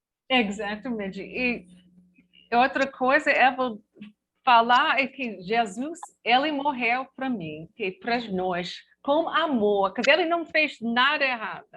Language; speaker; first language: Portuguese; non-native, learner; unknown